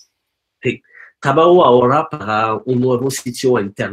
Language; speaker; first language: Spanish; non-native, learner; French